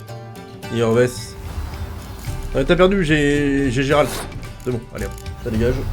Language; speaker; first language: French; native; French